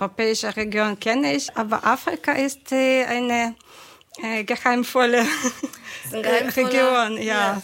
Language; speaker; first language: German; non-native, fluent; Ukrainian